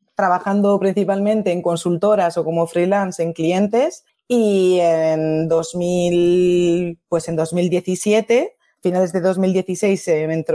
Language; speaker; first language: Spanish; native; Spanish